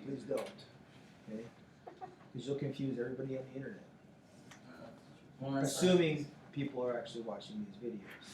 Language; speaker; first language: English; native; English